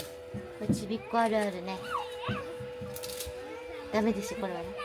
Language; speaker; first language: Japanese; native; Japanese